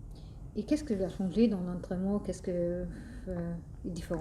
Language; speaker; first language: French; non-native, fluent; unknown